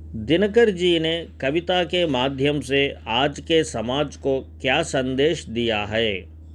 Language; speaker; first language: Hindi; non-native, local second language; Telugu